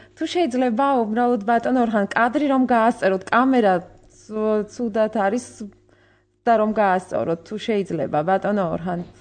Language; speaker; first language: Georgian; native; Georgian